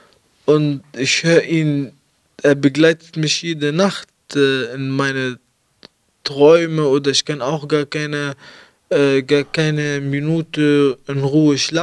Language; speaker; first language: German; early bilingual, other home language; Arabic